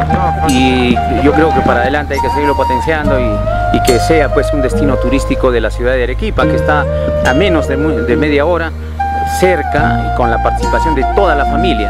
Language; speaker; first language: Spanish; native; Spanish